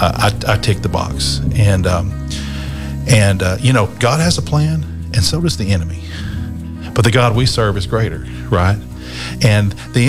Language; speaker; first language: English; native; English